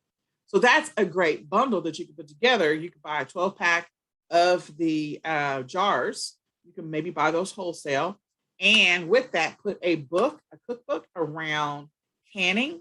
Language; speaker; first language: English; native; English